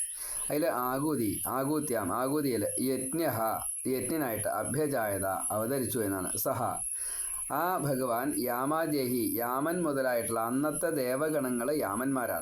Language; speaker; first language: Malayalam; native; Malayalam